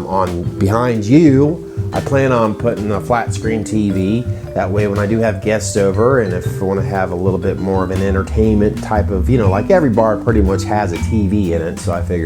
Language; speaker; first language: English; native; English